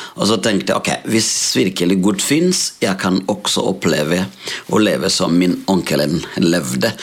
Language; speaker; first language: Norwegian; non-native, fluent; Rundi